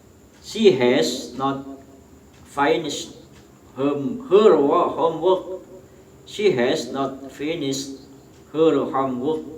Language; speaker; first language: English; non-native, fluent; Indonesian